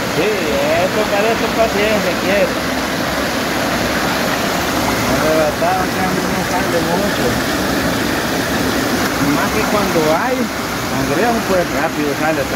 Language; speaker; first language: Spanish; native; Spanish